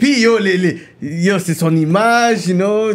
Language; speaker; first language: French; native; French